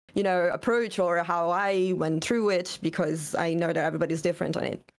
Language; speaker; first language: English; non-native, fluent; Italian